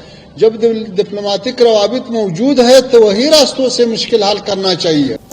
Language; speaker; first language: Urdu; non-native, fluent; Pashto